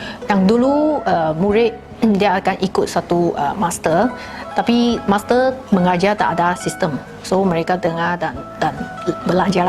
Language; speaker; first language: Indonesian; non-native, local second language; Chinese